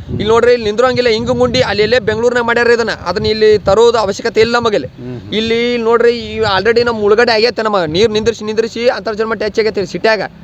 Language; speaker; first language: Kannada; native; Kannada